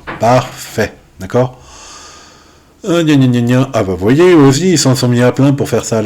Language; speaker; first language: French; native; French